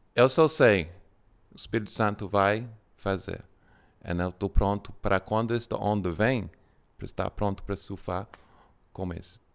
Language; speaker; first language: Portuguese; non-native, fluent; English